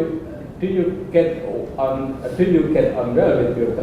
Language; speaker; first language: English; non-native, learner; Indonesian